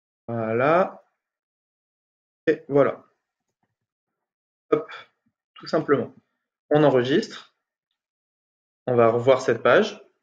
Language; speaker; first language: French; native; French